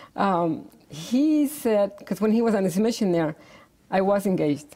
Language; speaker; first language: English; native; English